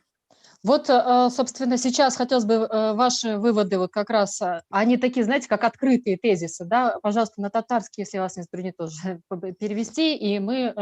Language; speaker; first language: Russian; native; Russian